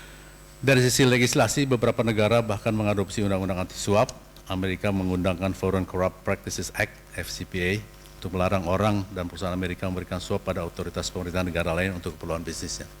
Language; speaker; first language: Indonesian; native; Indonesian